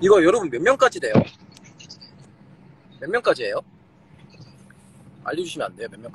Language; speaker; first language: Korean; native; Korean